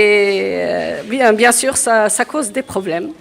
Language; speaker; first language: French; early bilingual, other home language; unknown